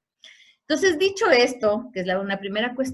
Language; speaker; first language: Spanish; native; Spanish